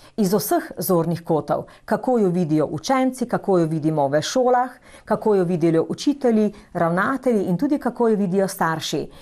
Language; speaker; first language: Slovenian; native; Slovenian